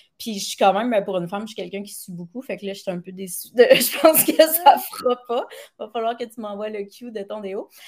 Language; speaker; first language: French; native; French